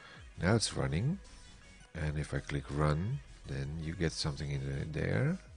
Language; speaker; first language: English; non-native, fluent; Dutch